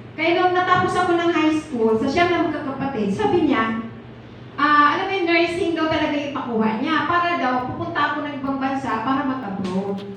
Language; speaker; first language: Filipino; non-native, local second language; Cebuano